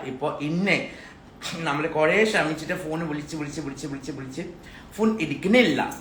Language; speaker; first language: Malayalam; non-native, fluent; Assamese